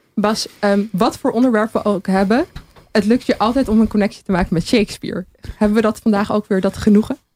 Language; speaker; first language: Dutch; native; Dutch